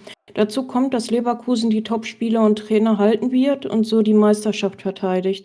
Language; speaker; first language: German; native; German